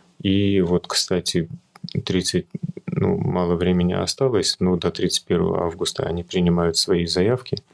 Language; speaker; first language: Russian; early bilingual, other home language; Armenian